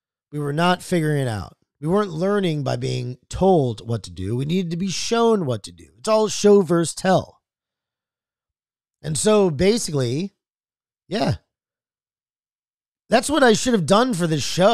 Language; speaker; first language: English; native; English